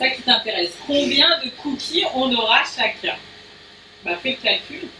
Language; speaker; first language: French; native; French